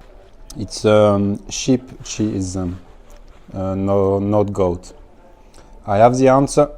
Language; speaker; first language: English; non-native, learner; French